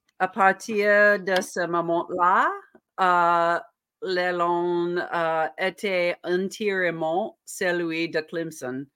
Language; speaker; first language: French; non-native, learner; English